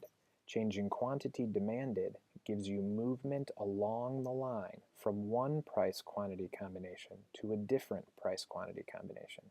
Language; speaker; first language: English; native; English